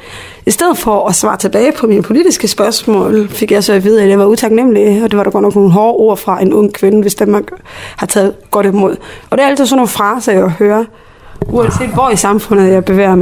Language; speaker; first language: Danish; early bilingual, other home language; Somali